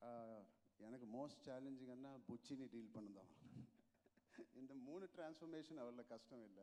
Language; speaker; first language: Tamil; non-native, local second language; Telugu